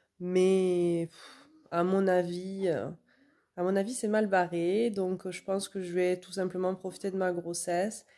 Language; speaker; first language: French; native; French